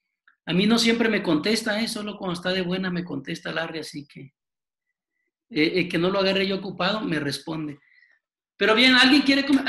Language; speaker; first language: Spanish; native; Spanish